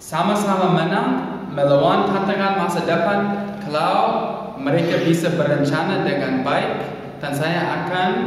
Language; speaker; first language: Indonesian; non-native, learner; English